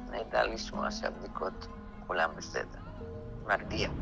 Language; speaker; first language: Hebrew; non-native, fluent; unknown